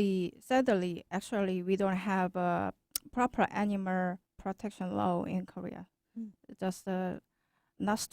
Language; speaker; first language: English; non-native, learner; Korean